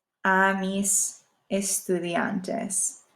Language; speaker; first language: Spanish; non-native, fluent; English